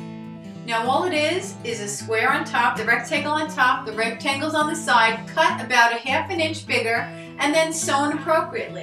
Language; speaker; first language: English; native; English